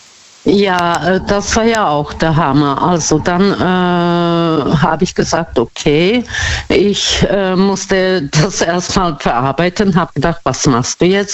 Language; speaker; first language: German; non-native, fluent; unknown